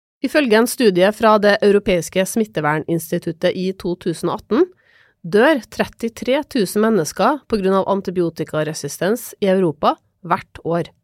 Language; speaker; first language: Norwegian; native; Norwegian